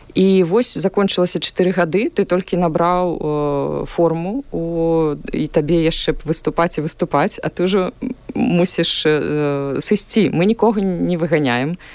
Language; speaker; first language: Belarusian; non-native, local second language; Russian